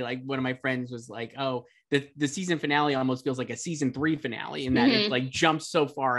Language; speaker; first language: English; native; English